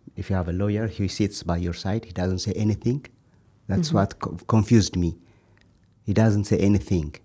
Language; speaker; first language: English; non-native, fluent; Amharic